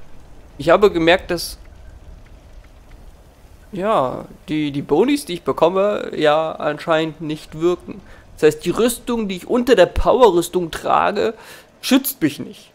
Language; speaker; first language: German; native; German